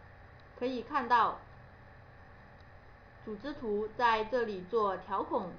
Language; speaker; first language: Chinese; native; Chinese